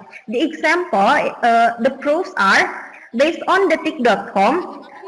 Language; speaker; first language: English; non-native, learner; Indonesian